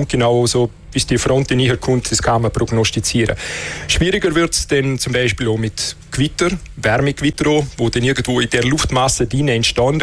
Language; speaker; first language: German; native; German